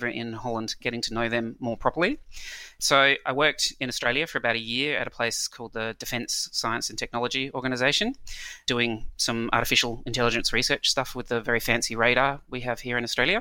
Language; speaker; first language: English; native; English